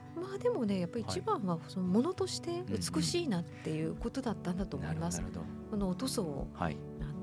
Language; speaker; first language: Japanese; early bilingual, heritage; English